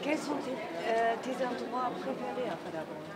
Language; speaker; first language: French; non-native, learner; German